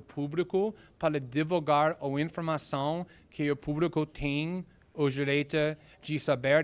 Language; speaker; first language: Portuguese; non-native, fluent; English